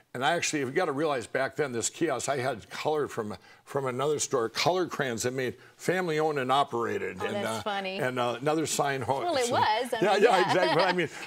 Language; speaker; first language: English; native; English